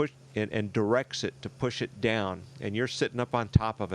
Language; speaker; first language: English; native; English